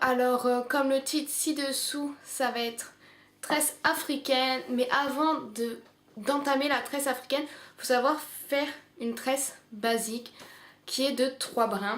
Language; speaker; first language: French; native; French